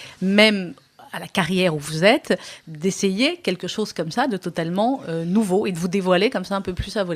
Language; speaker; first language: French; native; French